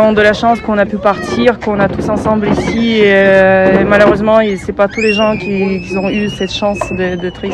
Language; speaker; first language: French; non-native, fluent; Russian